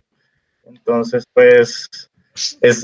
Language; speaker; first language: Spanish; native; Spanish